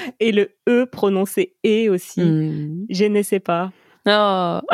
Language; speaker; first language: French; native; French